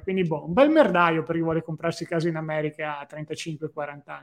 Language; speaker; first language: Italian; native; Italian